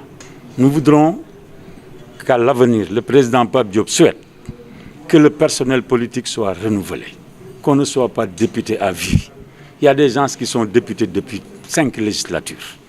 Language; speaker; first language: French; non-native, local second language; Wolof